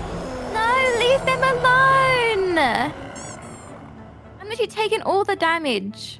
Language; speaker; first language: English; native; English